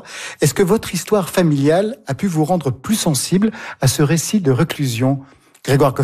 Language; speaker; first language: French; native; French